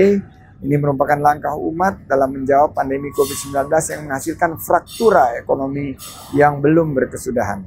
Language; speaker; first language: Indonesian; native; Indonesian